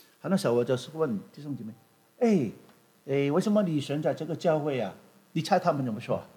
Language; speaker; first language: Chinese; non-native, local second language; Cantonese